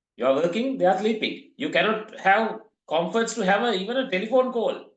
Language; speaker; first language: English; non-native, local second language; Sinhala